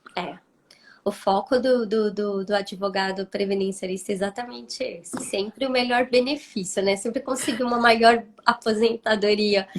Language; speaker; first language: Portuguese; native; Portuguese